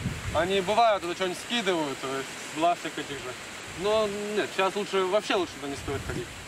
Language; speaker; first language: Russian; native; Russian